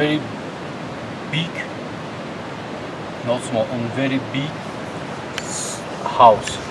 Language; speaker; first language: English; non-native, learner; Tajik